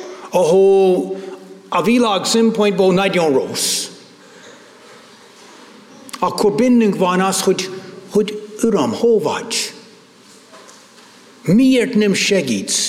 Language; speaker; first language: Hungarian; non-native, fluent; English